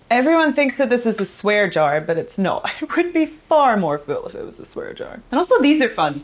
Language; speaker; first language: English; native; English